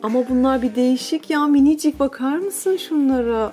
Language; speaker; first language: Turkish; native; Turkish